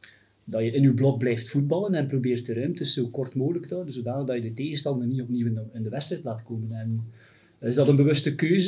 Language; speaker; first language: Dutch; native; Dutch